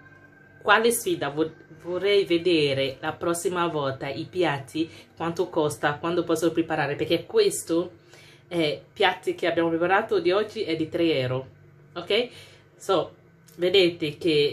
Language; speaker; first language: Italian; non-native, learner; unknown